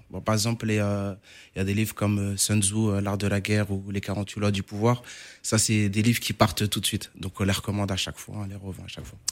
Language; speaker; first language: French; native; French